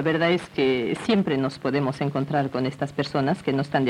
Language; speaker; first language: Spanish; non-native, local second language; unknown